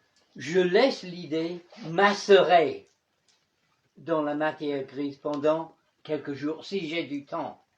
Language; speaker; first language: French; non-native, fluent; English